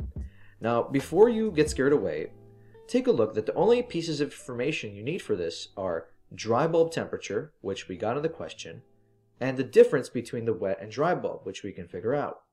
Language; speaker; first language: English; native; English